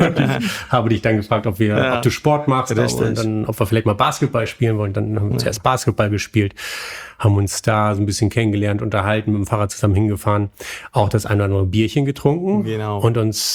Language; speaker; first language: German; native; German